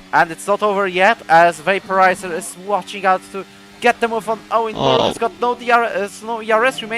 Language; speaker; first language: English; non-native, fluent; Polish